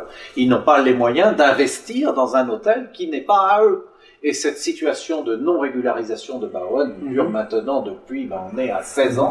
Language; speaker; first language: French; native; French